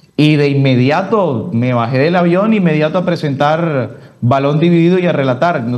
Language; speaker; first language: Spanish; native; Spanish